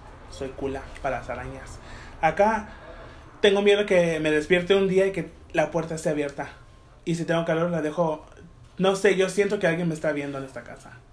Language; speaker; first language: Spanish; early bilingual, heritage; Spanish